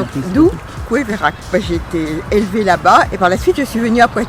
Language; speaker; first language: French; native; French